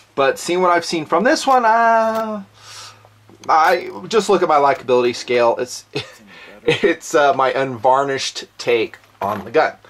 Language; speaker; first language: English; native; English